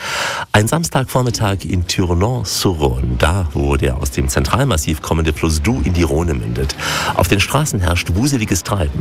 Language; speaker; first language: German; native; German